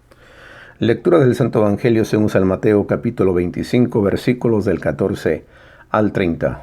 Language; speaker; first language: Spanish; native; Spanish